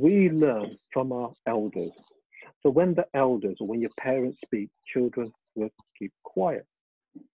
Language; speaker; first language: English; early bilingual, other home language; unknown